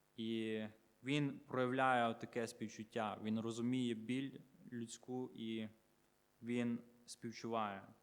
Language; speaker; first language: Ukrainian; native; Ukrainian